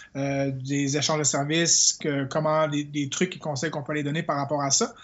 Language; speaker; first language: French; native; French